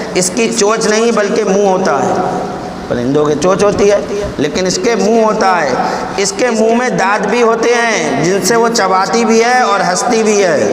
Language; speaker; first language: Urdu; native; Urdu